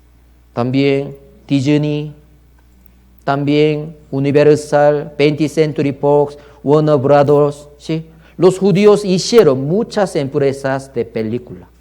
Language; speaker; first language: Spanish; non-native, learner; Korean